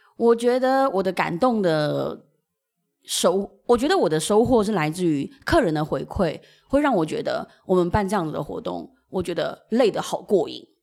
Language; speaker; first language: Chinese; native; Chinese